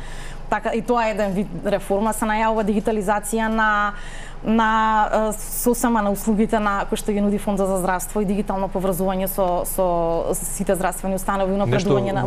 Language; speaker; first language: Macedonian; native; Macedonian